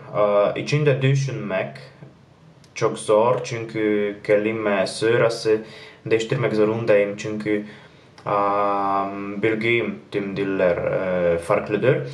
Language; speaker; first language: Turkish; non-native, learner; Polish